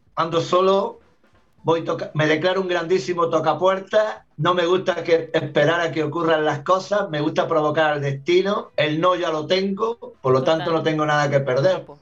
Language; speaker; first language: Spanish; native; Spanish